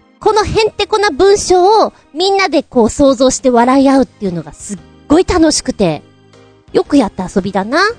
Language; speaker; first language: Japanese; native; Japanese